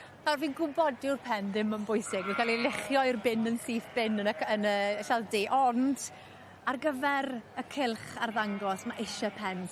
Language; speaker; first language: Welsh; native; Welsh